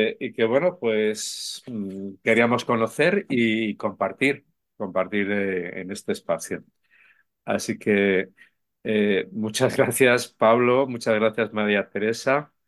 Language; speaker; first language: Spanish; native; Spanish